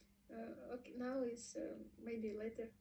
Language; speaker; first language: English; non-native, learner; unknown